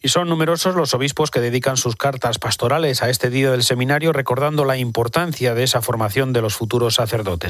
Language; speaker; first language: Spanish; native; Spanish